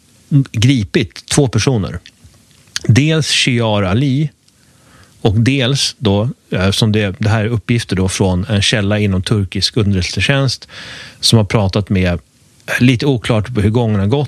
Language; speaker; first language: Swedish; native; Swedish